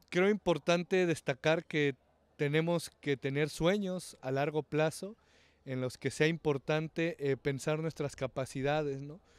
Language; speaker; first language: Spanish; native; Spanish